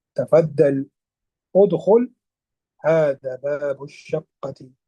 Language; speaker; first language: Arabic; non-native, fluent; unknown